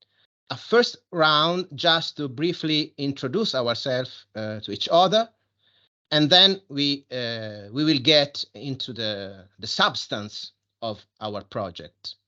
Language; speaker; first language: English; non-native, fluent; Italian